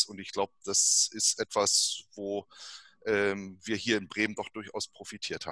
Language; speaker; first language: German; native; German